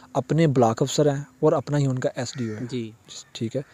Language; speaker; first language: Urdu; native; Urdu